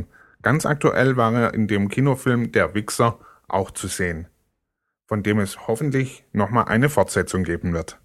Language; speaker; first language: German; native; German